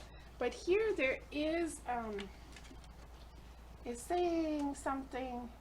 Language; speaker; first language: English; native; English